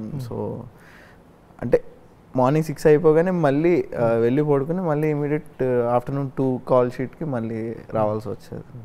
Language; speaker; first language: Telugu; native; Telugu